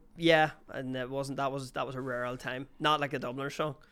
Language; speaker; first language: English; native; English